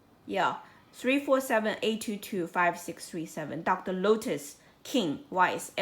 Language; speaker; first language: English; non-native, fluent; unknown